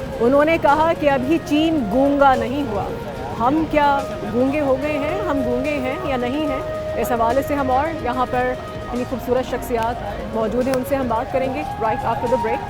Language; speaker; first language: Urdu; native; Urdu